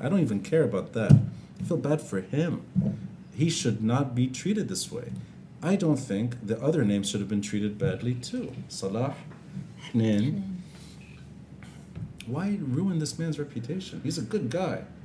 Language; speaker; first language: English; non-native, local second language; Arabic